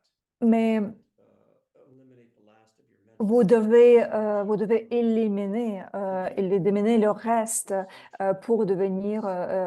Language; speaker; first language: French; non-native, fluent; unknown